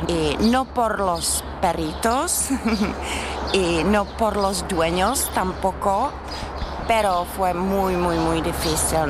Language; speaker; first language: Spanish; non-native, learner; Czech